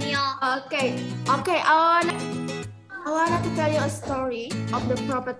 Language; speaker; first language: English; non-native, local second language; Indonesian